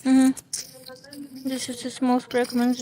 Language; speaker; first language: English; non-native, learner; Ukrainian